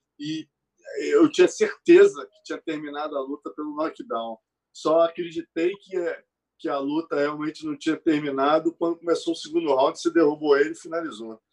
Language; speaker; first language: Portuguese; native; Portuguese